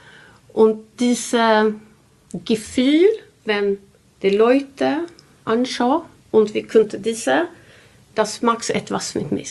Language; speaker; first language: German; non-native, learner; Swedish